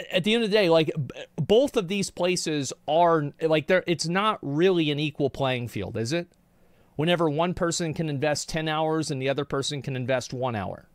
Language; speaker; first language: English; native; English